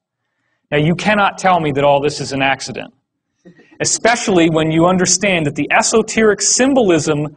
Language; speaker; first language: English; native; English